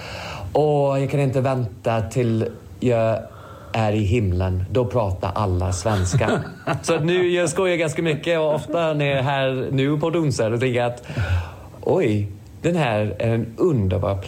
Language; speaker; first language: Swedish; non-native, fluent; English